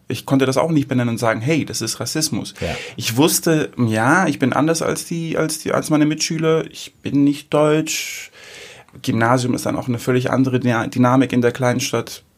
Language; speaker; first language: German; early bilingual, other home language; Greek